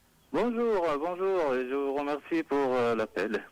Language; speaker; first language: French; non-native, local second language; Arabic